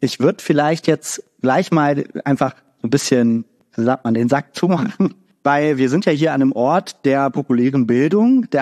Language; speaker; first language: German; native; German